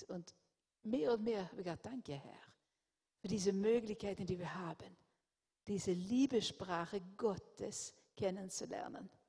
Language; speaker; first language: German; non-native, fluent; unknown